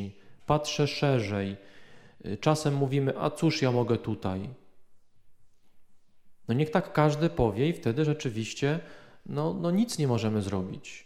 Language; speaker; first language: Polish; native; Polish